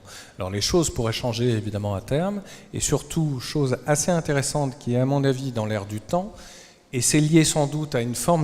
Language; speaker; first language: French; native; French